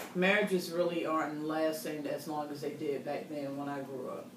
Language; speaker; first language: English; native; English